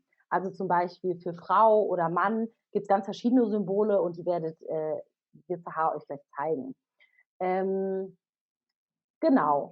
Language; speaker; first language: German; native; German